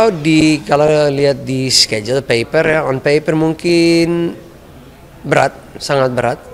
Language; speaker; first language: Indonesian; non-native, fluent; Dutch